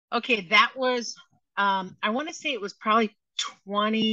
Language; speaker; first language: English; native; English